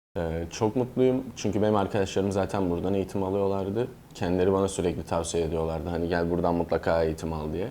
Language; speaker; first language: Turkish; native; Turkish